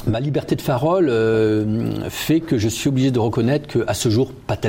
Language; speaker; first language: French; native; French